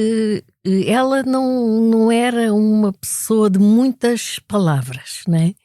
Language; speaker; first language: Portuguese; native; Portuguese